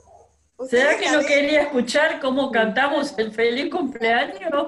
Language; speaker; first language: Spanish; native; Spanish